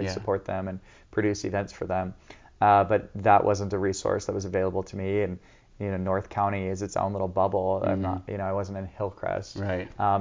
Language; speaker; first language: English; native; English